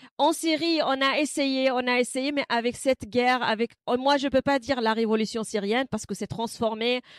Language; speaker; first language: French; non-native, fluent; Kurdish